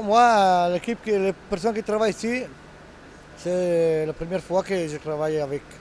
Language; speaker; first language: French; non-native, learner; Italian